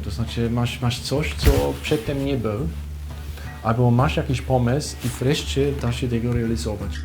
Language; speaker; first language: Polish; non-native, fluent; German